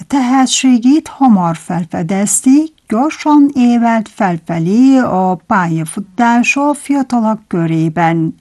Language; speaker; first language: Hungarian; non-native, fluent; Turkish